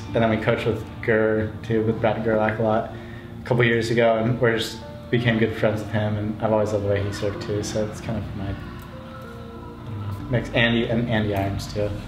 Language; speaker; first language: English; native; English